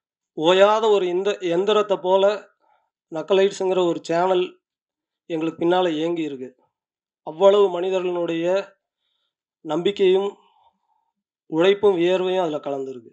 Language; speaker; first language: Tamil; native; Tamil